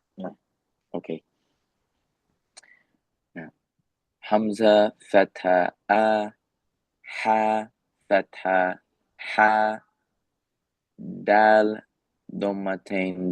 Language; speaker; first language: Arabic; non-native, learner; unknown